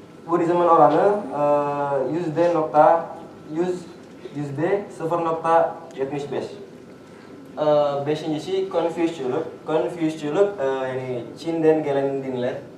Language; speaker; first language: Turkish; non-native, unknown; Indonesian